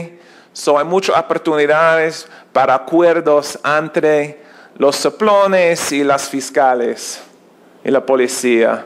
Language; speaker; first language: Spanish; non-native, learner; English